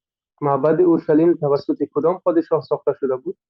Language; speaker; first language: Persian; native; Persian